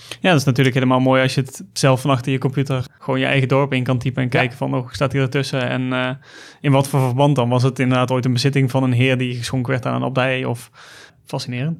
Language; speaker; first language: Dutch; native; Dutch